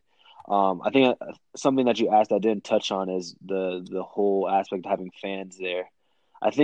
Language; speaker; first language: English; native; English